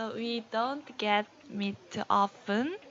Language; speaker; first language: English; non-native, learner; Korean